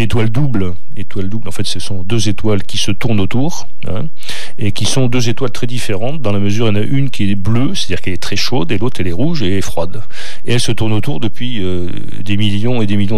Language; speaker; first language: French; native; French